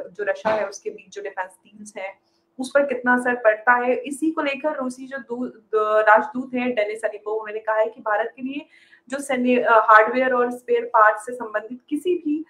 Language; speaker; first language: Hindi; native; Hindi